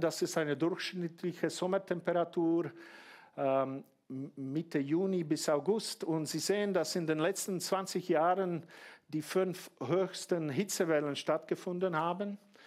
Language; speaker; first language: German; non-native, fluent; Slovak